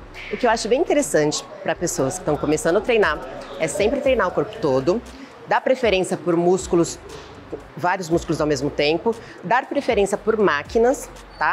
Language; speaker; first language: Portuguese; native; Portuguese